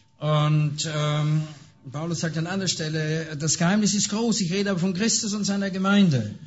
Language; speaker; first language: German; native; German